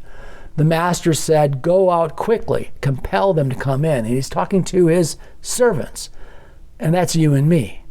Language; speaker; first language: English; native; English